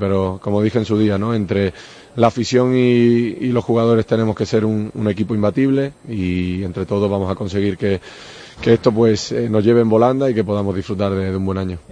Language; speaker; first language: Spanish; native; Spanish